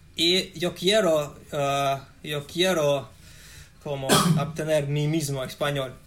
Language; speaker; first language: Spanish; non-native, learner; Russian